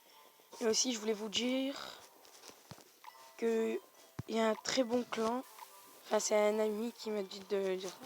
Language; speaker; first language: French; native; French